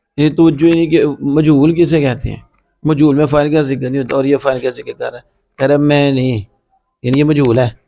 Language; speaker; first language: Urdu; non-native, local second language; Punjabi